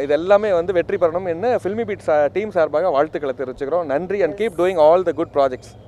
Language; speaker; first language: Tamil; native; Tamil